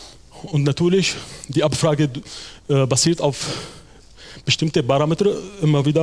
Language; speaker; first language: German; non-native, fluent; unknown